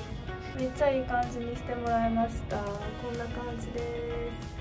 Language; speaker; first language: Japanese; native; Japanese